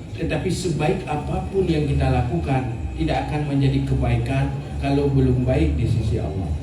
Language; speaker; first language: Malay; non-native, local second language; Achinese